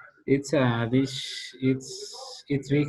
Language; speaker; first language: English; non-native, learner; Spanish